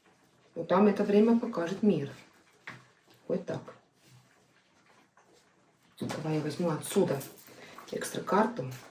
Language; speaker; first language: Russian; non-native, fluent; Estonian